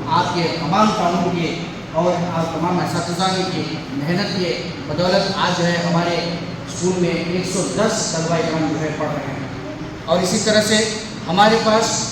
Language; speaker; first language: Urdu; native; Urdu